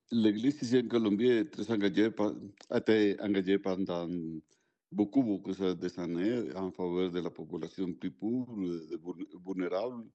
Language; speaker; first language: French; non-native, fluent; Spanish